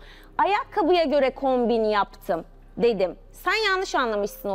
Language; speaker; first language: Turkish; native; Turkish